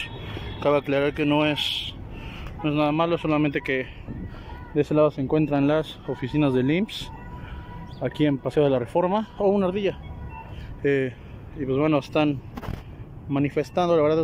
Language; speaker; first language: Spanish; native; Spanish